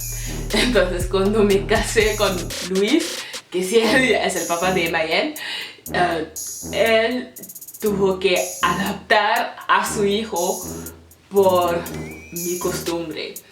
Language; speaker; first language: Spanish; non-native, fluent; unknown